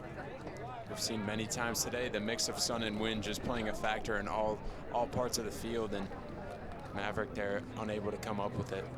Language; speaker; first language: English; native; English